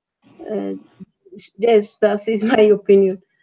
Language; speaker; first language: English; non-native, learner; Spanish